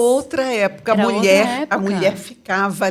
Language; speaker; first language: Portuguese; native; Portuguese